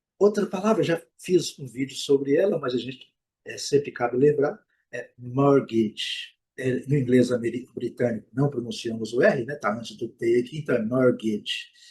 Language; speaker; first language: Portuguese; native; Portuguese